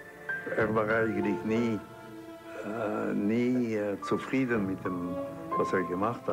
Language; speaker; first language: German; non-native, local second language; Italian